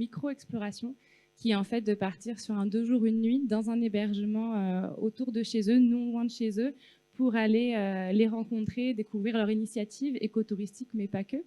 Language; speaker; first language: French; native; French